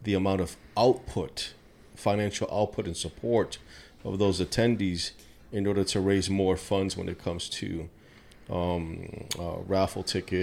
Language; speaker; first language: English; native; English